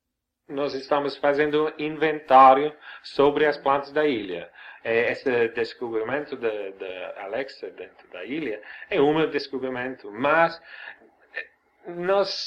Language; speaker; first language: Portuguese; non-native, fluent; English